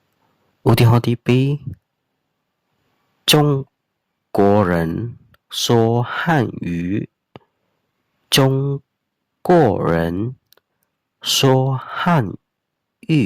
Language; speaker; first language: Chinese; non-native, fluent; Khmer